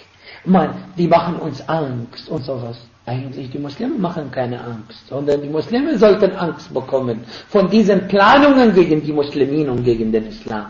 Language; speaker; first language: German; non-native, fluent; Arabic